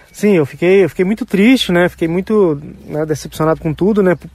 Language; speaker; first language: Portuguese; native; Portuguese